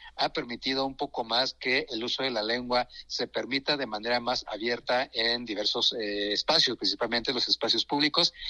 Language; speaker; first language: Spanish; non-native, local second language; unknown